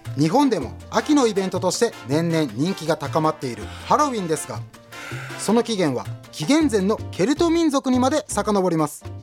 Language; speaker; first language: Japanese; native; Japanese